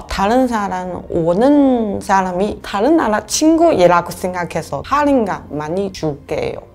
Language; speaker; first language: Korean; non-native, learner; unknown